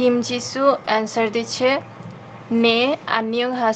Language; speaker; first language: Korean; non-native, learner; Bangla